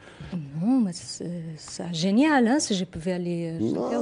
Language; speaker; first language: French; non-native, fluent; Portuguese